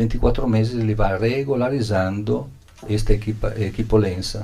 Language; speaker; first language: Portuguese; non-native, learner; Italian